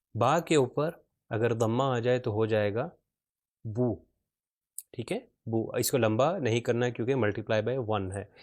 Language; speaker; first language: Urdu; non-native, local second language; Punjabi